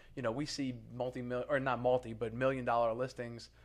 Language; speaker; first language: English; native; English